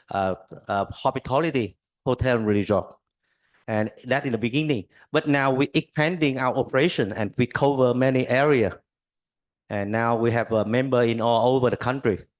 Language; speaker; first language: English; non-native, learner; Vietnamese